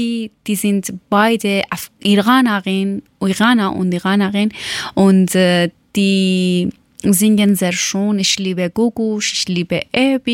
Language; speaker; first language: German; non-native, learner; Persian